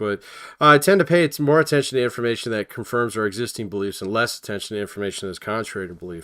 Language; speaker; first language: English; native; English